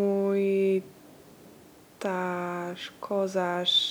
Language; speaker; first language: Portuguese; non-native, learner; Polish